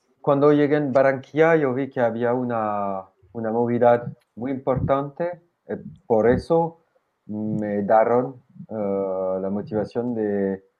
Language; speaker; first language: Spanish; non-native, fluent; French